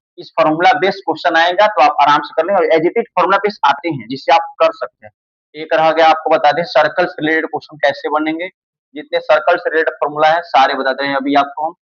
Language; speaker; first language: Hindi; native; Hindi